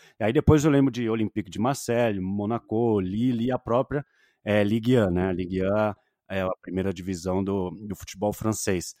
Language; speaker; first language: Portuguese; native; Portuguese